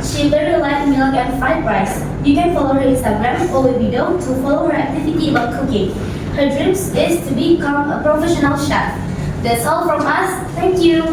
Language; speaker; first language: English; non-native, learner; Indonesian